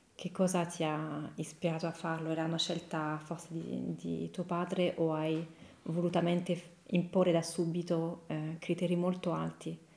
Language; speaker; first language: Italian; non-native, fluent; French